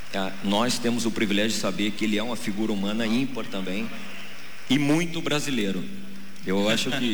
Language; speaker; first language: Portuguese; native; Portuguese